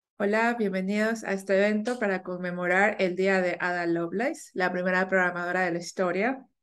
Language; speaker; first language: Spanish; native; Spanish